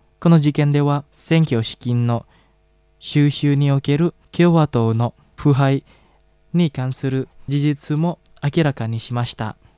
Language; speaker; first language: Japanese; non-native, fluent; Indonesian